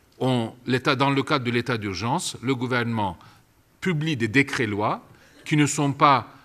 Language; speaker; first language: French; non-native, fluent; Turkish